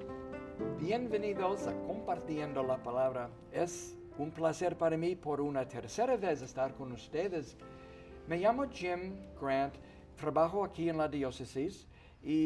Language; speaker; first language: Spanish; non-native, fluent; English